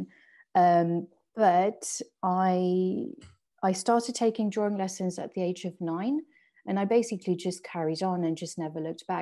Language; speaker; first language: English; non-native, fluent; French